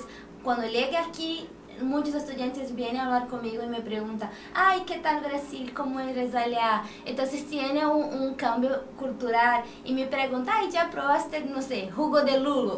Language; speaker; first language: Spanish; non-native, fluent; Portuguese